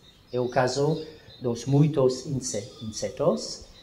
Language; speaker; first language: Portuguese; non-native, learner; French